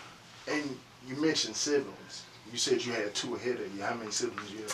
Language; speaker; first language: English; native; English